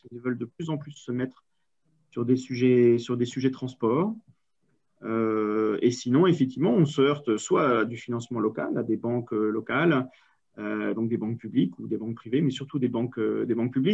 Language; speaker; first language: French; native; French